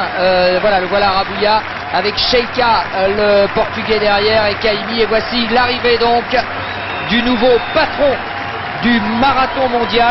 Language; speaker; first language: French; native; French